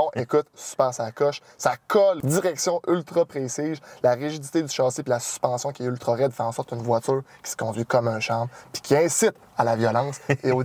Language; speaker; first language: French; native; French